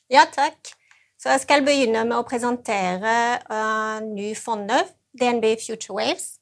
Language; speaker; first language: Norwegian; non-native, fluent; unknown